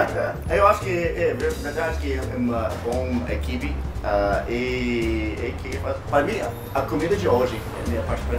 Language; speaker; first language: Portuguese; non-native, learner; English